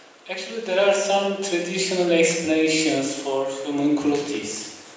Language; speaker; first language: English; non-native, fluent; Turkish